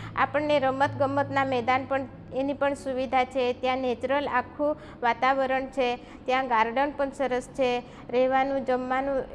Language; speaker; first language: Gujarati; non-native, local second language; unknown